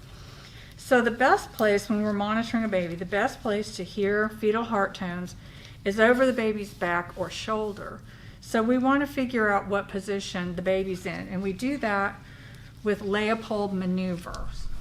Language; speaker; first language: English; native; English